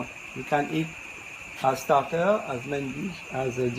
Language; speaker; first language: English; non-native, learner; French